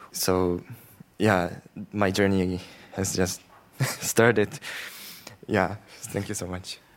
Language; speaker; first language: English; non-native, learner; Japanese